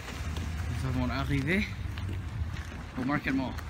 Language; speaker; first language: French; non-native, local second language; English